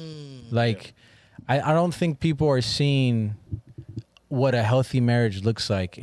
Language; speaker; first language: English; native; English